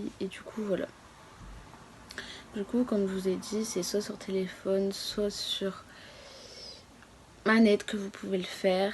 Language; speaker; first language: French; native; French